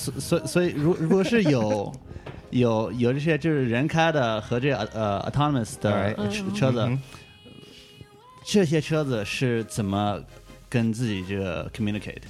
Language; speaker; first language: Chinese; early bilingual, heritage; Chinese